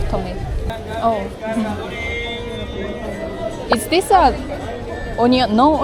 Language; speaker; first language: English; non-native, learner; Japanese